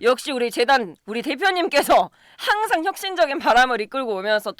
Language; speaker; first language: Korean; native; Korean